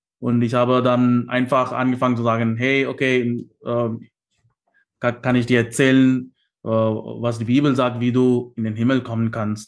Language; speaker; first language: German; non-native, fluent; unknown